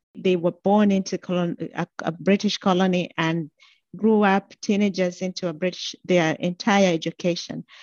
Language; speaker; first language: English; non-native, local second language; Gusii